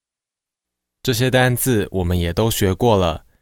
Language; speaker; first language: Chinese; non-native, fluent; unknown